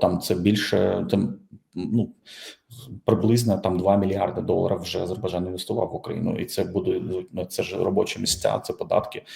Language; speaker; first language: Ukrainian; non-native, fluent; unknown